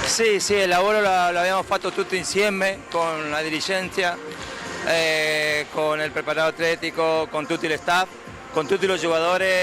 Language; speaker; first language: Italian; non-native, fluent; Spanish